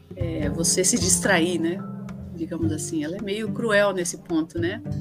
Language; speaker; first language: Portuguese; early bilingual, other home language; Spanish